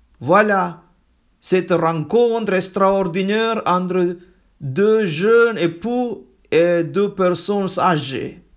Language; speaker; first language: French; non-native, fluent; Malayalam